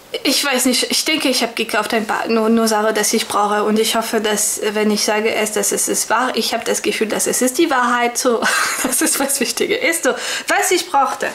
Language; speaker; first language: German; non-native, fluent; French